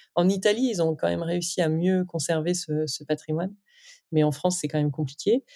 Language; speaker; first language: French; native; French